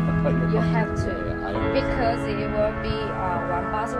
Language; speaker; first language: English; non-native, learner; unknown